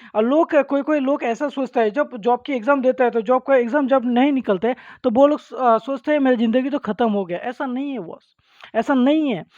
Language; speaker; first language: Hindi; non-native, local second language; Bangla